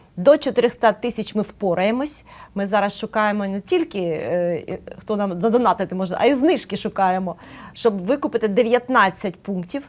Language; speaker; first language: Ukrainian; native; Ukrainian